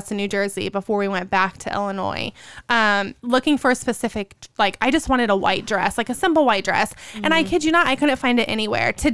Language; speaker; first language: English; native; English